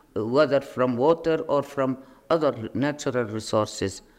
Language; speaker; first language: English; non-native, fluent; Arabic